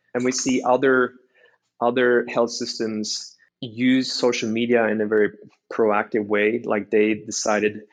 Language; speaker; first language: English; non-native, fluent; Norwegian